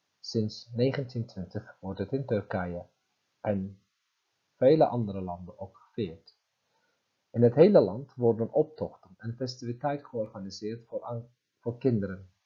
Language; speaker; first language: Dutch; non-native, fluent; Turkish